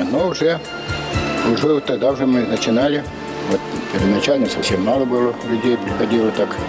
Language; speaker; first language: Russian; native; Russian